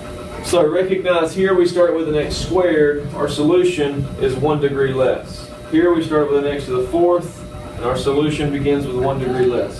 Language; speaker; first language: English; native; English